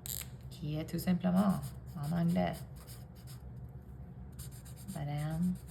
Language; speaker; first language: French; non-native, fluent; English